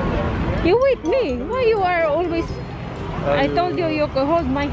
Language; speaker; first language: English; non-native, local second language; Filipino